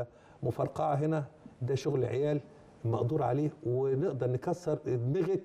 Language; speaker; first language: Arabic; native; Arabic